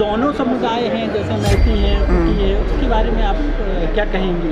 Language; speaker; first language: Hindi; native; Hindi